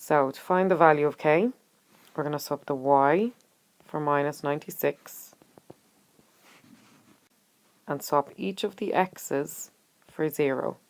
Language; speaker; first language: English; native; English